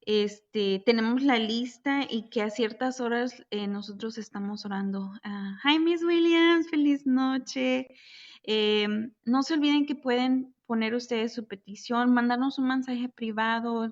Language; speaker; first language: Spanish; native; Spanish